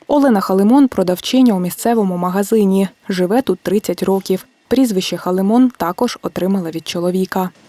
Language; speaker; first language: Ukrainian; native; Ukrainian